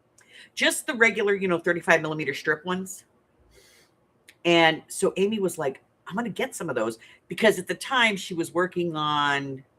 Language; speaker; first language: English; native; English